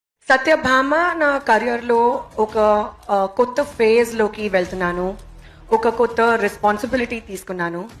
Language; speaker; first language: Telugu; non-native, fluent; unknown